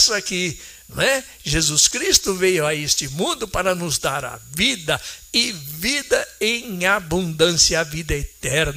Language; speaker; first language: Portuguese; native; Portuguese